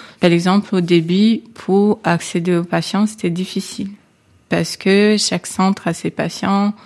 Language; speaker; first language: French; non-native, local second language; Kinyarwanda